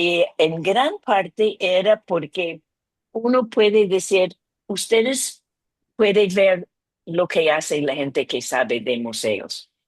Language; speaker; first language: Spanish; non-native, fluent; English